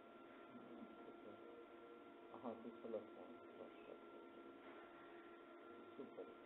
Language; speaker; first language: Polish; non-native, learner; Croatian